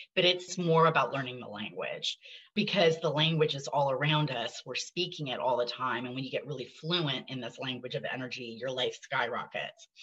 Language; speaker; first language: English; native; English